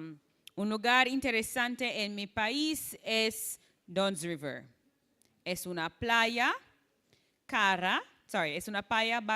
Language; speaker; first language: Spanish; non-native, fluent; English